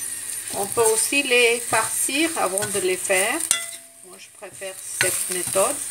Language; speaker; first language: French; non-native, fluent; Hindi